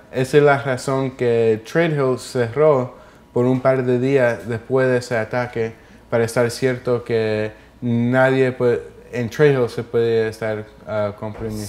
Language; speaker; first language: Spanish; early bilingual, heritage; English